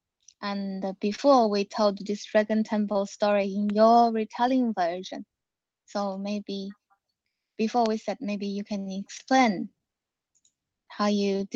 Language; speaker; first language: English; non-native, learner; Chinese